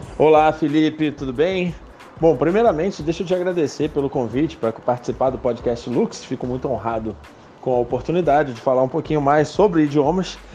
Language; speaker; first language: Portuguese; non-native, local second language; Spanish